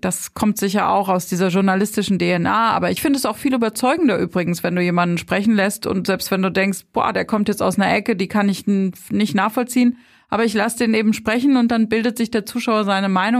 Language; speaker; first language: German; native; German